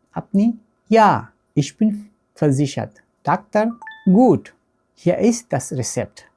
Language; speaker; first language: German; non-native, learner; Bangla